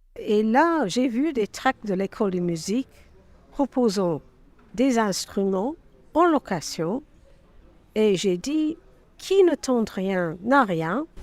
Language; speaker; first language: French; non-native, fluent; English